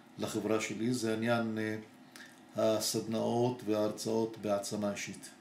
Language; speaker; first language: Hebrew; non-native, local second language; Arabic